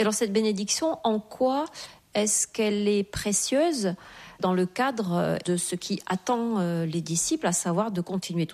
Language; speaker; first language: French; native; French